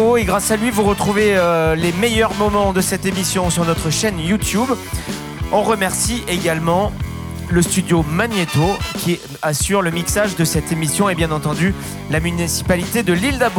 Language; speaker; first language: French; native; French